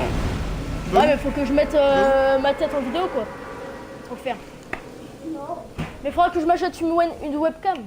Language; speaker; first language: French; native; French